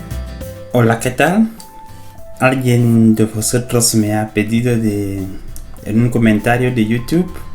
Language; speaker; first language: Spanish; non-native, fluent; French